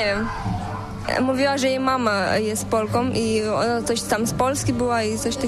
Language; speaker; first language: Polish; non-native, local second language; Russian